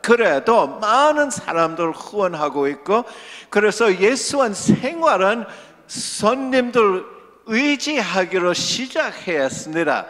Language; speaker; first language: Korean; non-native, local second language; English